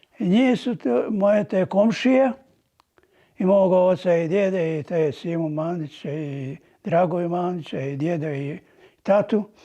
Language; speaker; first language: Bosnian; native; Bosnian